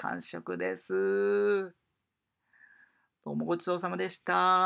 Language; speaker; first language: Japanese; native; Japanese